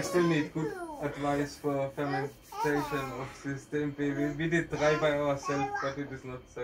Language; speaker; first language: English; non-native, learner; German